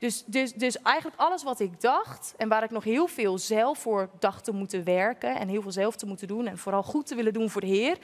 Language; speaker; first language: Dutch; native; Dutch